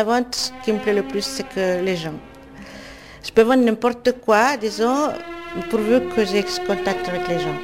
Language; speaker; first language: French; non-native, fluent; Italian